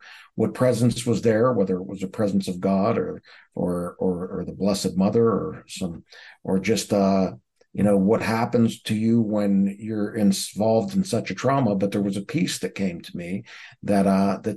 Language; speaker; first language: English; native; English